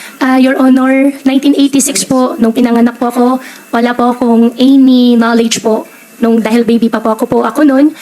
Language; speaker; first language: Filipino; native; Filipino